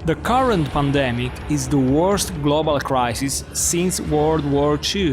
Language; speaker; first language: English; non-native, fluent; Italian